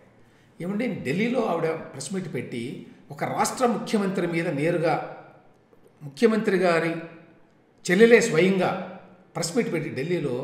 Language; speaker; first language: Telugu; native; Telugu